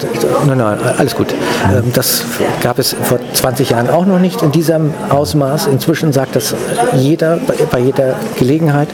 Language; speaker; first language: German; native; German